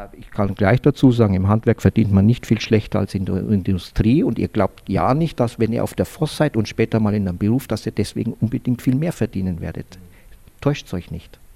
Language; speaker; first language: German; native; German